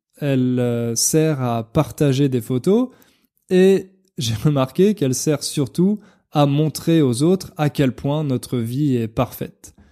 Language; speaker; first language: French; native; French